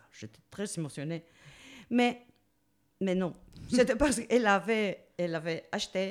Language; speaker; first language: French; non-native, fluent; Spanish